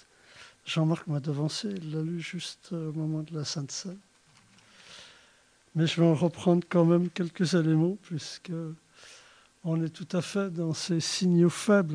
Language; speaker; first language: French; native; French